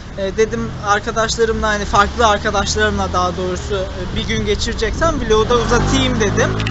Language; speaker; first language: Turkish; native; Turkish